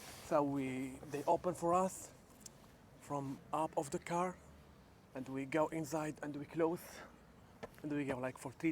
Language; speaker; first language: English; non-native, learner; Arabic